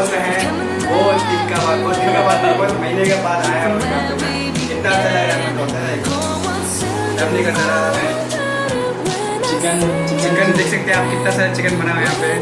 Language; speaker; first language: Hindi; non-native, local second language; Nepali